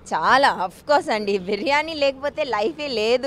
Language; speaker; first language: Telugu; non-native, learner; Malayalam